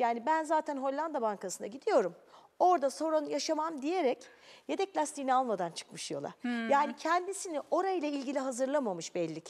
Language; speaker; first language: Turkish; native; Turkish